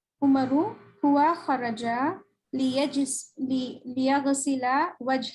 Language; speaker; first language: Arabic; non-native, learner; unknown